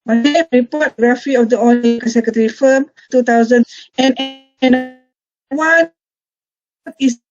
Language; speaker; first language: English; non-native, local second language; Malay